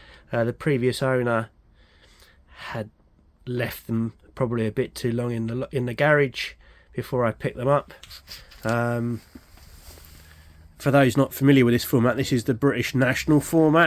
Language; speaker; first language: English; native; English